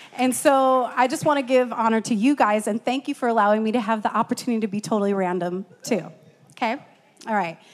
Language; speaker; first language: English; native; English